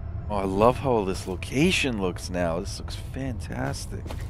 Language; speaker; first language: English; early bilingual, other home language; Russian